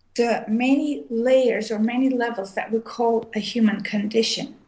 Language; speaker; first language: English; non-native, fluent; Armenian